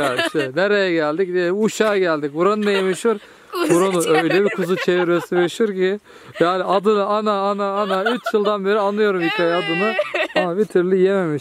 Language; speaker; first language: Turkish; native; Turkish